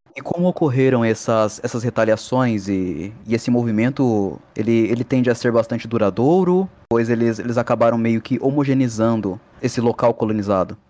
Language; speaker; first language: Portuguese; native; Portuguese